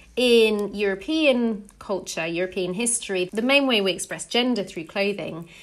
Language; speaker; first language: English; native; English